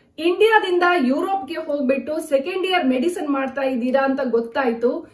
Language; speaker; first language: Kannada; native; Kannada